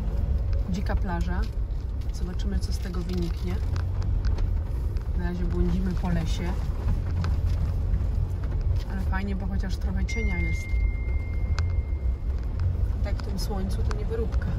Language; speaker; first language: Polish; native; Polish